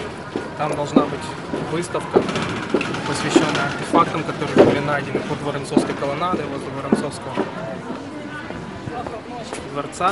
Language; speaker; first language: Russian; native; Russian